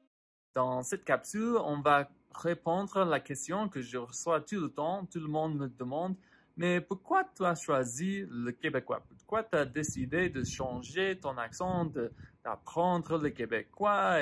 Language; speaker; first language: French; non-native, fluent; English